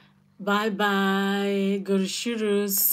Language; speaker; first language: Turkish; non-native, learner; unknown